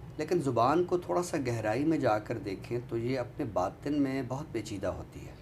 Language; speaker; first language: Urdu; native; Urdu